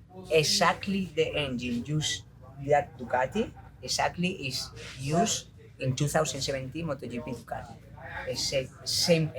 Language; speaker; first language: English; non-native, learner; Spanish